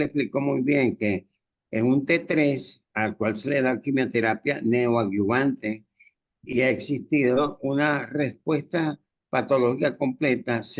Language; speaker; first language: Spanish; native; Spanish